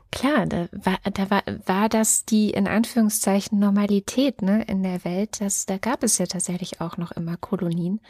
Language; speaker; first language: German; native; German